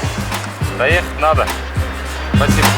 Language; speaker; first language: Russian; non-native, local second language; Kazakh